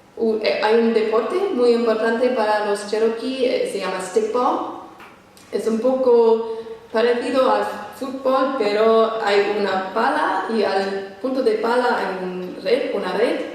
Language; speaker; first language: Spanish; non-native, fluent; English